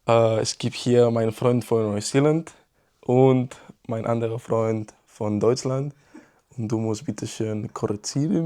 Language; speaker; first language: German; non-native, learner; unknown